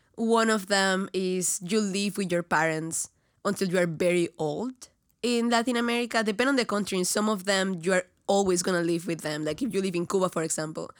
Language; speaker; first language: English; non-native, fluent; Spanish